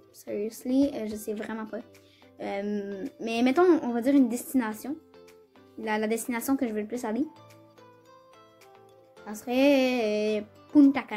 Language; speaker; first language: French; native; French